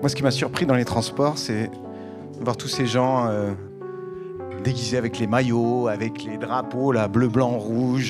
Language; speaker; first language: French; native; French